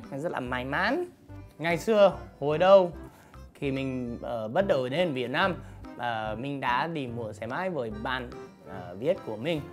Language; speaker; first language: Vietnamese; non-native, fluent; English